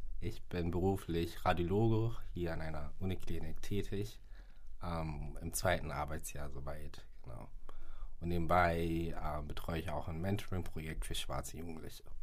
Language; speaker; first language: German; early bilingual, other home language; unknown